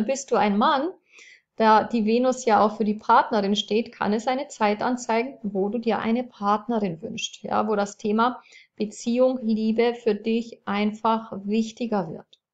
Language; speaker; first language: German; native; German